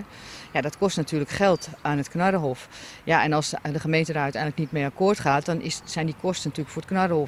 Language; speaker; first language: Dutch; native; Dutch